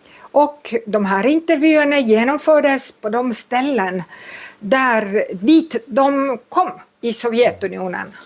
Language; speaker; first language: Swedish; non-native, fluent; Estonian